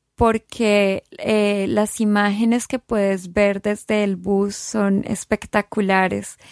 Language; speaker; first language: Spanish; native; Spanish